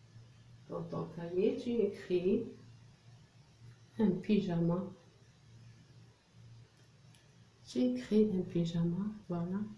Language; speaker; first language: French; non-native, local second language; Arabic